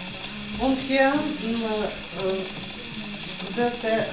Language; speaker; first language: German; non-native, fluent; Bulgarian